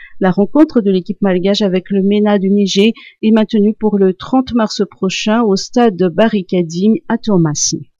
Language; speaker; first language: French; non-native, local second language; Malagasy